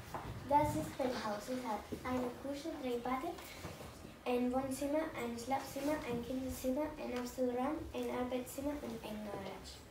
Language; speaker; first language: German; non-native, learner; Spanish